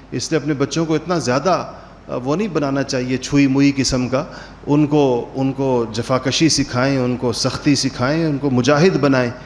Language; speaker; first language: Urdu; native; Urdu